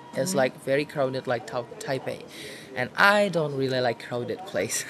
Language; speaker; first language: English; non-native, fluent; Indonesian